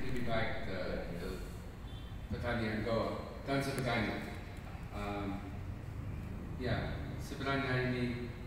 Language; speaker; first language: Indonesian; non-native, fluent; English